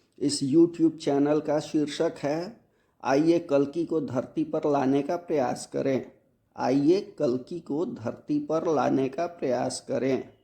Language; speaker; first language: Hindi; native; Hindi